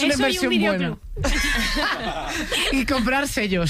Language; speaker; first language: Spanish; native; Spanish